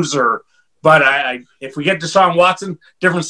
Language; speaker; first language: English; native; English